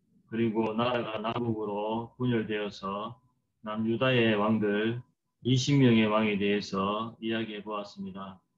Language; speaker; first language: Korean; native; Korean